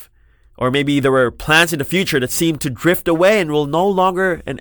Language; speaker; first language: English; non-native, local second language; Filipino